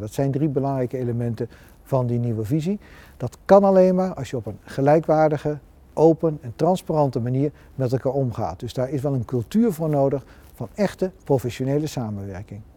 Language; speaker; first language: Dutch; native; Dutch